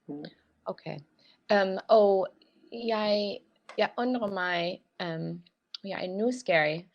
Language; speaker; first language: Danish; non-native, learner; English